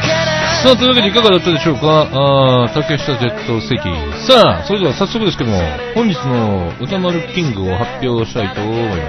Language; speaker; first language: Japanese; native; Japanese